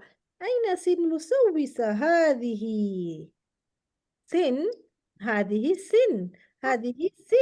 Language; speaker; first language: Arabic; non-native, fluent; Urdu